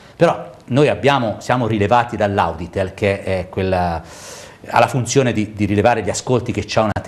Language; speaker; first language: Italian; native; Italian